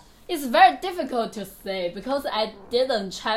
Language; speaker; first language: English; non-native, learner; Chinese